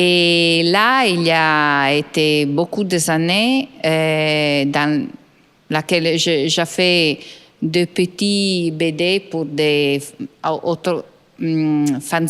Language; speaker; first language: French; non-native, fluent; Italian